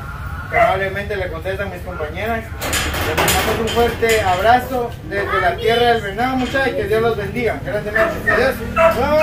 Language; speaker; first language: Spanish; native; Spanish